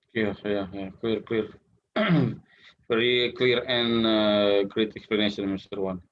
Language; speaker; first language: English; non-native, learner; Indonesian